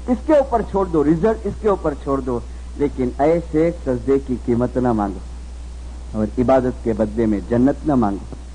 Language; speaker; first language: Hindi; non-native, local second language; Gujarati